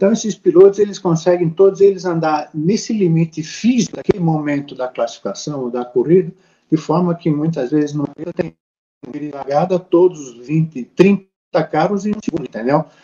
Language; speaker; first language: Portuguese; native; Portuguese